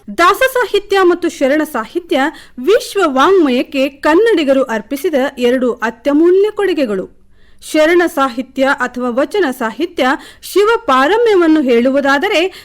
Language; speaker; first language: Kannada; native; Kannada